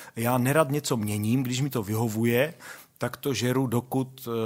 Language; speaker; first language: Czech; native; Czech